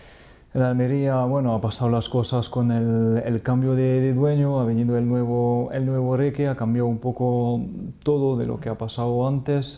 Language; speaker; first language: Spanish; non-native, fluent; French